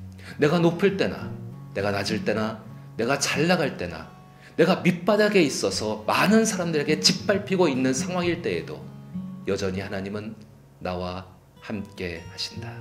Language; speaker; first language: Korean; native; Korean